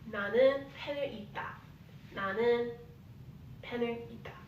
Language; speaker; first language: Korean; non-native, learner; English